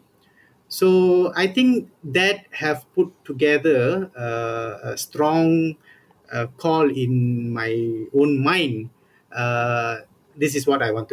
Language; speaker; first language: English; non-native, local second language; Tamil